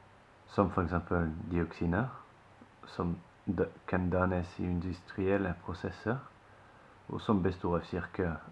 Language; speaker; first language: Norwegian; non-native, fluent; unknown